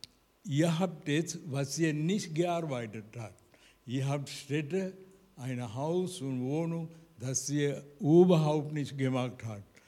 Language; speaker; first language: German; non-native, learner; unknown